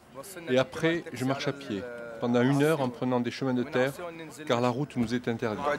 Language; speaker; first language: French; native; French